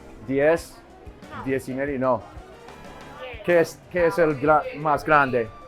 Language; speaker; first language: Spanish; non-native, learner; English